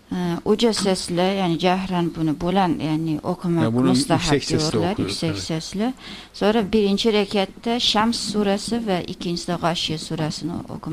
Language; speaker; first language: Turkish; non-native, fluent; Azerbaijani